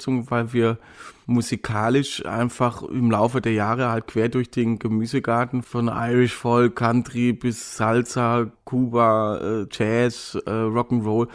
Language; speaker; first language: German; native; German